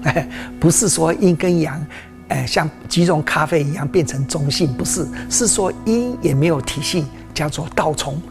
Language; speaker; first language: Chinese; native; Chinese